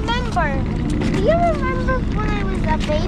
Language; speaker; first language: English; non-native, local second language; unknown